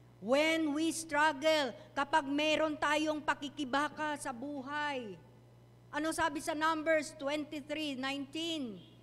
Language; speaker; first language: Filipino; non-native, local second language; Chavacano